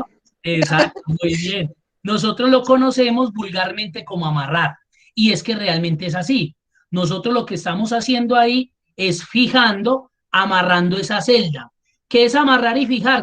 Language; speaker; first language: Spanish; native; Spanish